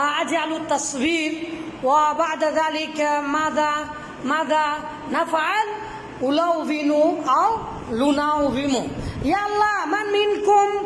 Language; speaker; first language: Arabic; non-native, fluent; Bangla